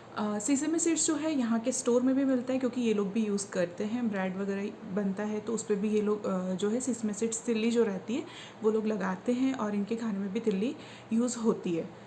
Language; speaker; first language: Hindi; native; Hindi